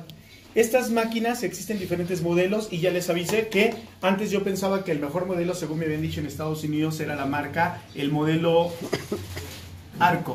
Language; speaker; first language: Spanish; native; Spanish